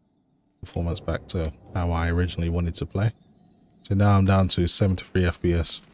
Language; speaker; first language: English; native; English